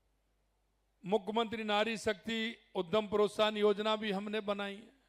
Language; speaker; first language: Hindi; native; Hindi